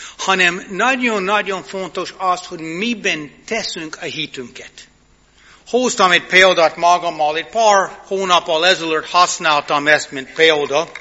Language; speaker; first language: Hungarian; non-native, fluent; English